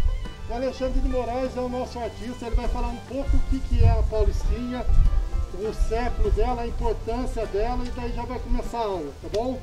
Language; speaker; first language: Portuguese; native; Portuguese